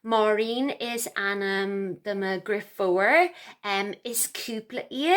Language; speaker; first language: Irish; non-native, local second language; English